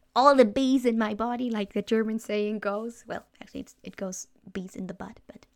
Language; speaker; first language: English; non-native, fluent; German